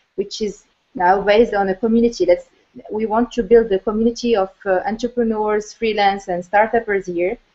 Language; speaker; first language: English; non-native, fluent; Arabic